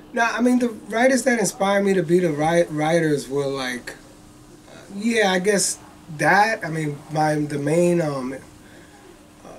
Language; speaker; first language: English; native; English